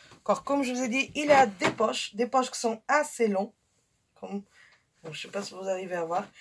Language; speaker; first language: French; non-native, fluent; Portuguese